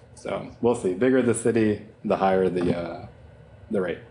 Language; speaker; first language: English; native; English